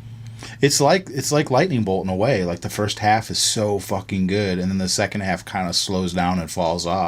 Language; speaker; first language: English; native; English